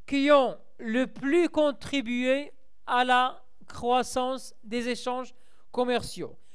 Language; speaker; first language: French; non-native, local second language; Arabic